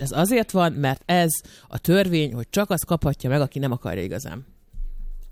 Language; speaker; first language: Hungarian; native; Hungarian